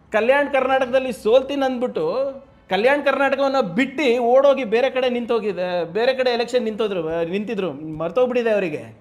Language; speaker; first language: Kannada; native; Kannada